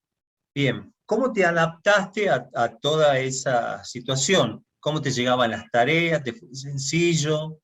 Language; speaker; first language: Spanish; native; Spanish